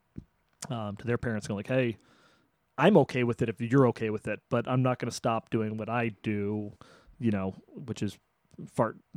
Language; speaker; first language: English; native; English